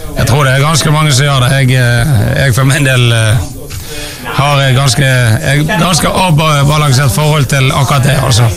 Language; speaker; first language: Norwegian; native; Norwegian